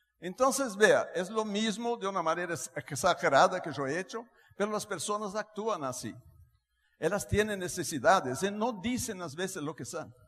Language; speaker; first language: Spanish; non-native, fluent; Portuguese